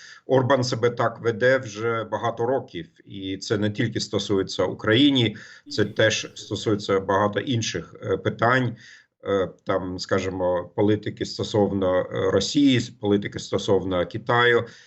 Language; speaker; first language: Ukrainian; non-native, fluent; German